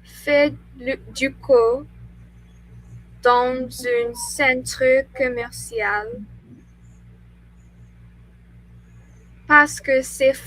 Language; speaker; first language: French; non-native, learner; English